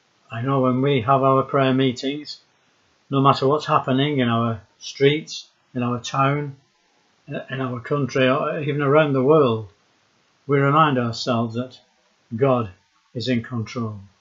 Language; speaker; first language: English; native; English